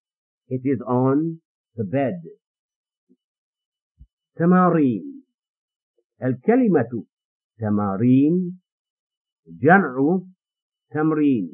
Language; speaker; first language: Arabic; non-native, fluent; English